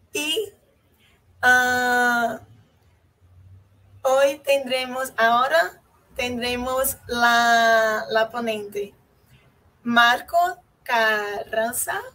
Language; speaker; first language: Spanish; non-native, fluent; Portuguese